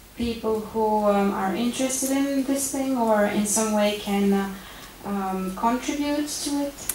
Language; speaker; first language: English; non-native, fluent; Bulgarian